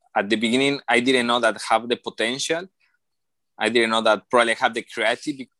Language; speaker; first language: English; non-native, learner; Spanish